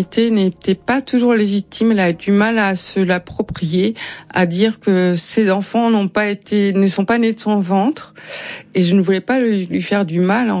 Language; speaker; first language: French; native; French